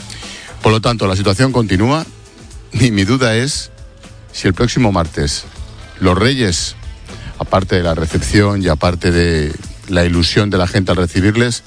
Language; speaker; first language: Spanish; native; Spanish